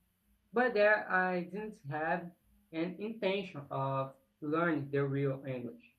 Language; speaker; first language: English; non-native, learner; Portuguese